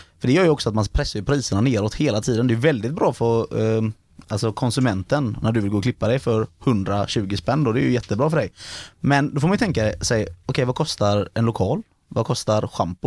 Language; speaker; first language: Swedish; native; Swedish